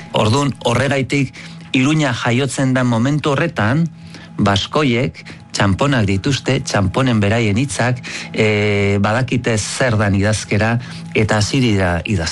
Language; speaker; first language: Basque; native; Basque